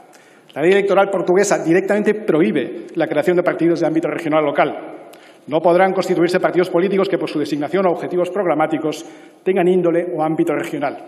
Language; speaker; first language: Spanish; native; Spanish